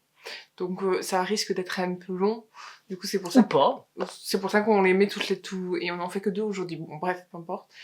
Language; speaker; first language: French; native; French